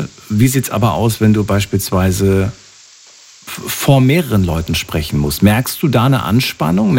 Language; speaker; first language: German; native; German